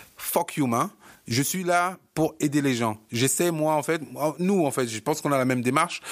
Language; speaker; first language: French; early bilingual, other home language; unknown